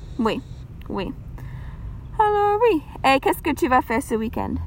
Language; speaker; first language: French; non-native, learner; English